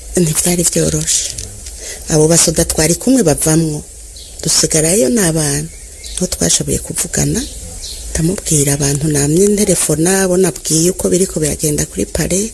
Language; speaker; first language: Rundi; early bilingual, other home language; Kinyarwanda